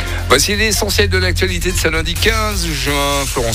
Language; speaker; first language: French; native; French